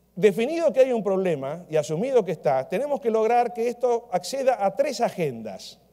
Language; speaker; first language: Spanish; native; Spanish